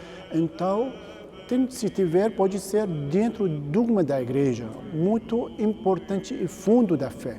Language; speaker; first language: Portuguese; non-native, learner; Arabic